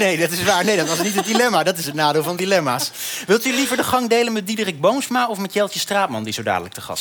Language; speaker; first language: Dutch; native; Dutch